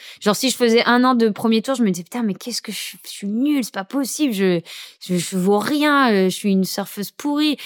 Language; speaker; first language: French; native; French